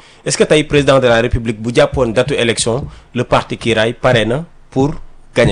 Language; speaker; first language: French; non-native, local second language; Wolof